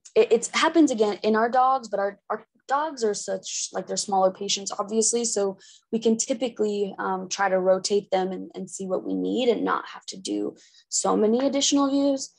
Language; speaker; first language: English; native; English